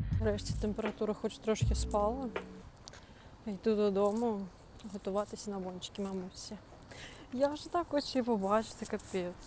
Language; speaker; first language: Ukrainian; non-native, local second language; Russian